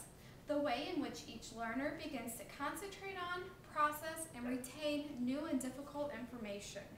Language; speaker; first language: English; native; English